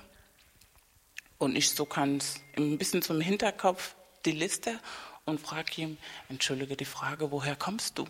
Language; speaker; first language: German; non-native, fluent; Spanish